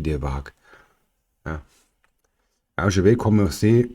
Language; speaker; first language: French; non-native, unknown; German